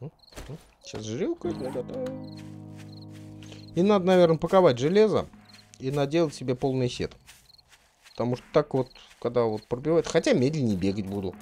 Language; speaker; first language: Russian; native; Russian